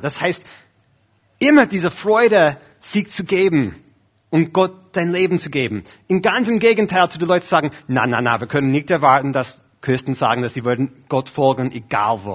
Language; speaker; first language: German; non-native, fluent; English